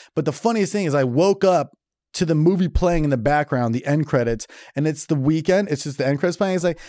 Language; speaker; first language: English; native; English